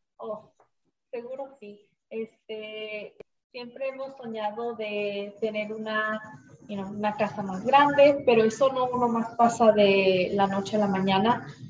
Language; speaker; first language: Spanish; early bilingual, heritage; Spanish